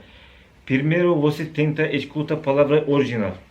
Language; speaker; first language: Portuguese; non-native, learner; Turkish